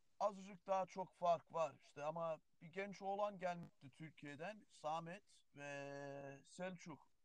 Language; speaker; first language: Turkish; early bilingual, heritage; Turkish